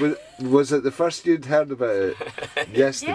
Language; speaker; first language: English; native; English